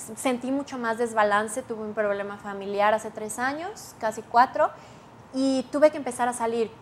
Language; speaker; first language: Spanish; native; Spanish